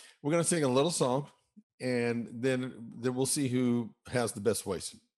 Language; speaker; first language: English; native; English